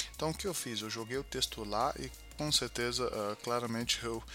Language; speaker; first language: Portuguese; non-native, fluent; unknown